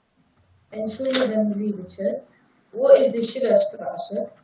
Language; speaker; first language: German; non-native, learner; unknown